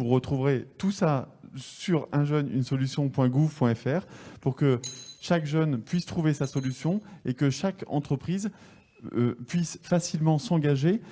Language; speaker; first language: French; native; French